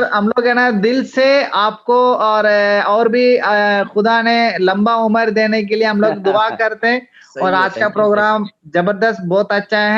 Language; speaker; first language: Hindi; non-native, local second language; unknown